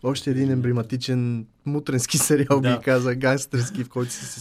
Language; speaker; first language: Bulgarian; native; Bulgarian